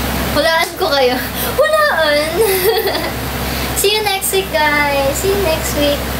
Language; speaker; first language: English; non-native, local second language; Filipino